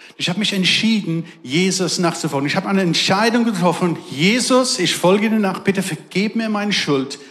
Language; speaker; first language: German; non-native, fluent; English